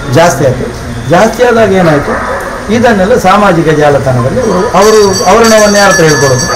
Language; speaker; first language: Kannada; non-native, local second language; Tulu